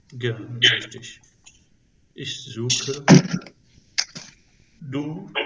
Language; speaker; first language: German; non-native, fluent; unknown